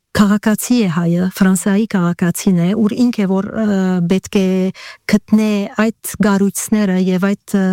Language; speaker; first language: Armenian; early bilingual, heritage; Armenian